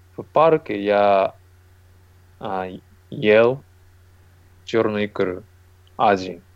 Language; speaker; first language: Russian; non-native, learner; Japanese